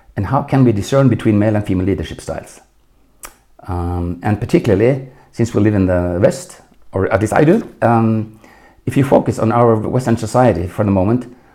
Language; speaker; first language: English; non-native, fluent; Norwegian